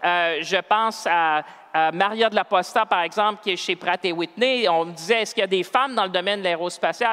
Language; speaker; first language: French; native; French